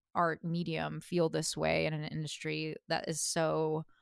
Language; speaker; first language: English; native; English